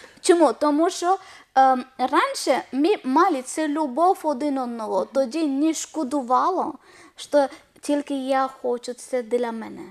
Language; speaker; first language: Ukrainian; non-native, learner; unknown